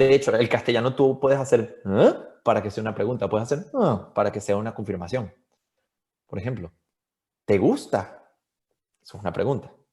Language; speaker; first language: Spanish; native; Spanish